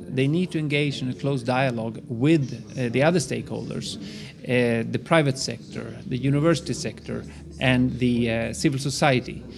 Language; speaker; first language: English; non-native, fluent; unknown